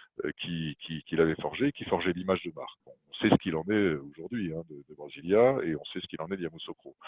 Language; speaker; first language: French; native; French